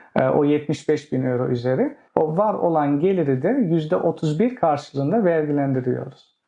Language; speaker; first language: Turkish; early bilingual, heritage; Turkish